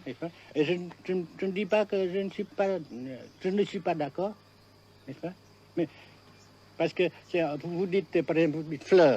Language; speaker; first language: French; non-native, local second language; Vietnamese